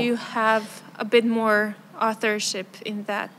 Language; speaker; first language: English; non-native, fluent; Serbian